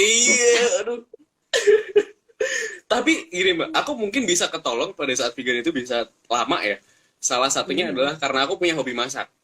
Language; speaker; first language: Indonesian; native; Indonesian